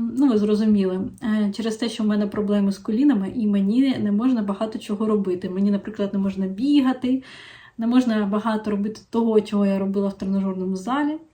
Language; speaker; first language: Ukrainian; non-native, local second language; Russian